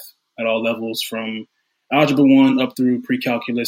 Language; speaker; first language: English; native; English